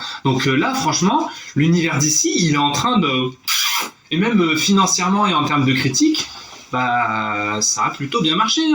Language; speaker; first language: French; native; French